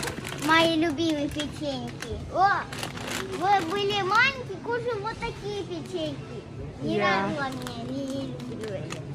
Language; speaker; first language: Russian; early bilingual, heritage; Russian